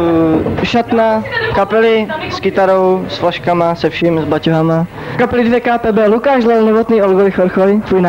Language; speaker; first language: Czech; native; Czech